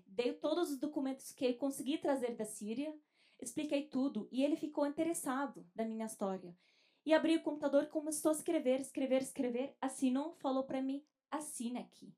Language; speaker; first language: Portuguese; non-native, fluent; Arabic